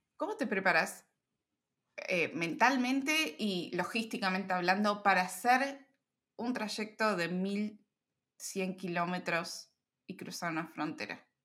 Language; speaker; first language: Spanish; native; Spanish